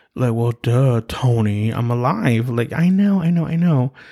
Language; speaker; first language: English; early bilingual, other home language; Spanish